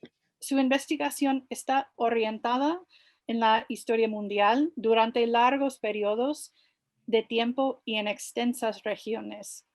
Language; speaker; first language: Spanish; non-native, fluent; English